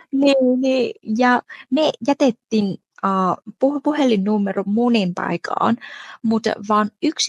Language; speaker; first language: Finnish; non-native, fluent; Vietnamese